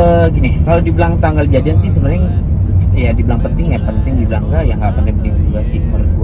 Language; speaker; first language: Indonesian; native; Indonesian